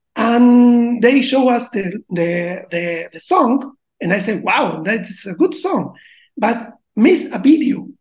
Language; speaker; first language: English; non-native, learner; Spanish